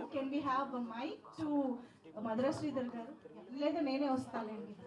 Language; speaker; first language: Telugu; native; Telugu